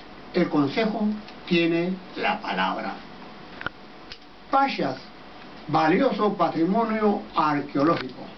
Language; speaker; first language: Spanish; native; Spanish